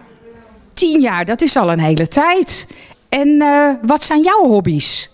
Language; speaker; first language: Dutch; native; Dutch